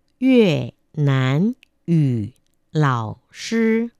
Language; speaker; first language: Chinese; non-native, fluent; Vietnamese